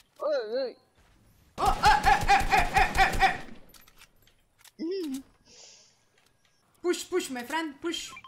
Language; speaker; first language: English; non-native, learner; Italian